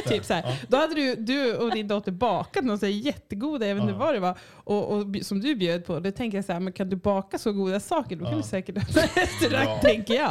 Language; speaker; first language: Swedish; native; Swedish